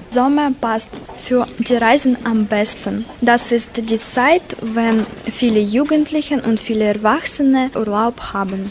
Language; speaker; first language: German; non-native, learner; Russian